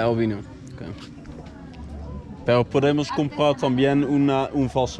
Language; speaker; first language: Spanish; non-native, learner; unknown